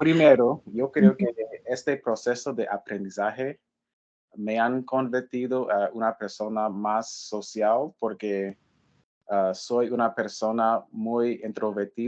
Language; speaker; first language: Spanish; non-native, fluent; English